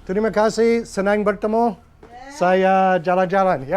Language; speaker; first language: Indonesian; non-native, learner; English